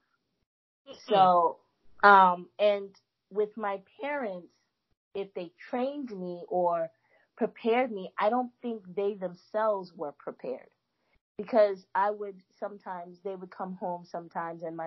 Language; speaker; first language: English; native; English